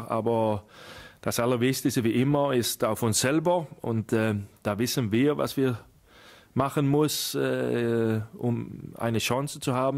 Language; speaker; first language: German; non-native, fluent; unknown